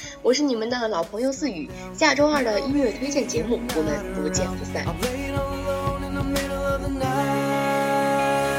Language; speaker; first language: Chinese; native; Chinese